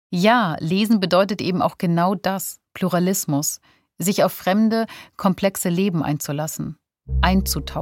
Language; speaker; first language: German; native; German